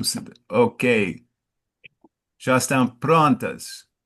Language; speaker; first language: Portuguese; non-native, fluent; English